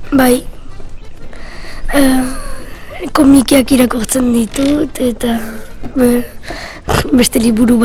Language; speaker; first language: Basque; non-native, local second language; French